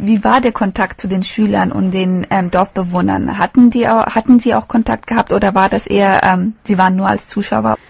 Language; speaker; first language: German; native; German